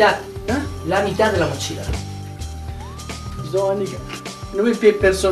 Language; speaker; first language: Spanish; non-native, learner; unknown